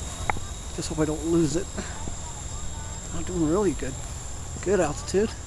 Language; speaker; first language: English; native; English